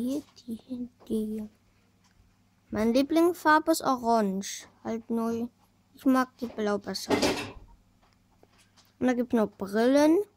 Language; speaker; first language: German; early bilingual, other home language; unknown